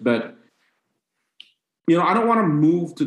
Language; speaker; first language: English; non-native, local second language; Cebuano